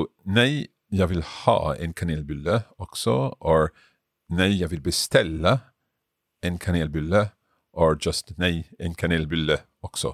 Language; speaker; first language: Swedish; non-native, learner; English